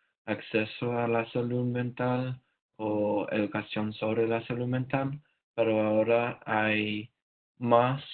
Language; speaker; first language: Spanish; non-native, learner; English